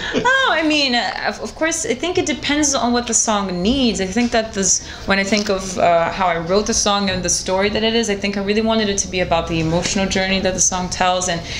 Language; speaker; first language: English; non-native, fluent; Portuguese